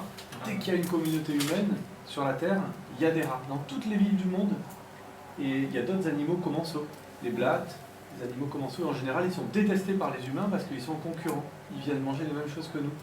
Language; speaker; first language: French; native; French